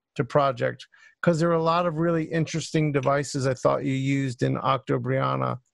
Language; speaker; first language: English; native; English